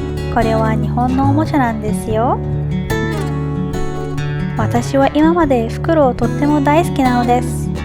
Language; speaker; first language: Japanese; non-native, fluent; Arabic